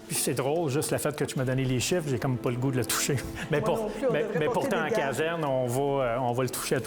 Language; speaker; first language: French; native; French